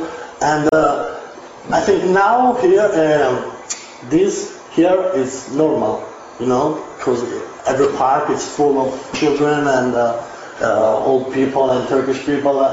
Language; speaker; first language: English; non-native, learner; Italian